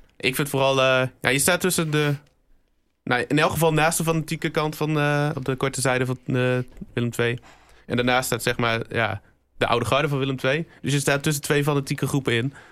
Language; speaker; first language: Dutch; native; Dutch